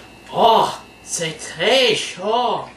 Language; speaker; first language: French; non-native, learner; English